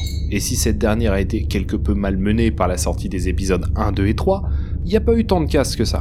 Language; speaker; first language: French; native; French